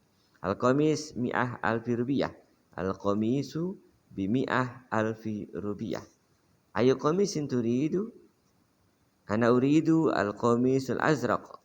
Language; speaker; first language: Arabic; non-native, fluent; Indonesian